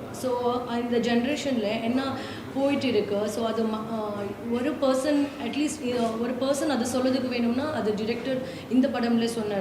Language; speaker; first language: Tamil; non-native, learner; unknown